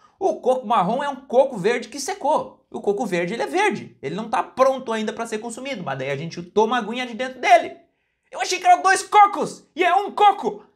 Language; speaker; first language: Portuguese; native; Portuguese